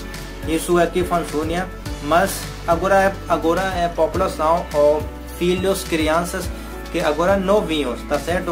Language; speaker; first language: Portuguese; non-native, learner; Hindi